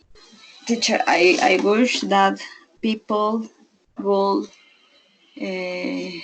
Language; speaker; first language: English; non-native, learner; Spanish